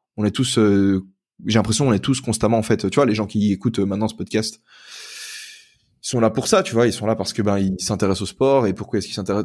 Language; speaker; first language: French; native; French